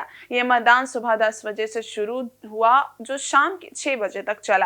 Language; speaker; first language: Hindi; native; Hindi